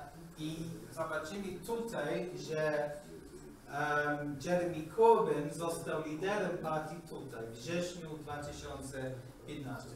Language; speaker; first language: Polish; non-native, learner; English